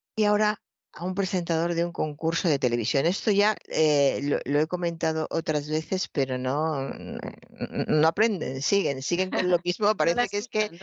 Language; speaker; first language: Spanish; native; Spanish